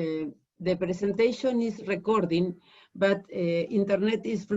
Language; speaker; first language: English; non-native, learner; Spanish